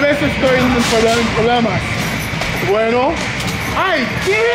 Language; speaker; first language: Spanish; non-native, learner; English